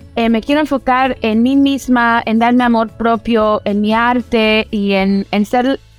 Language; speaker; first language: Spanish; early bilingual, heritage; Spanish